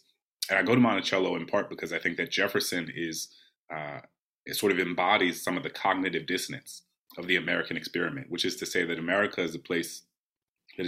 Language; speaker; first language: English; native; English